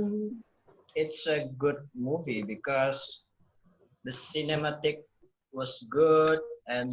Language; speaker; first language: English; non-native, learner; Indonesian